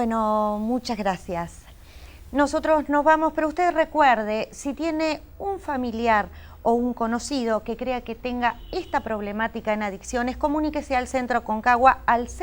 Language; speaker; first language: Spanish; native; Spanish